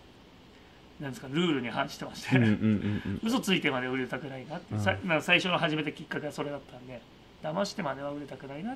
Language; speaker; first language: Japanese; native; Japanese